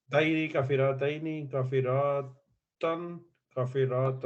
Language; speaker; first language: Arabic; non-native, learner; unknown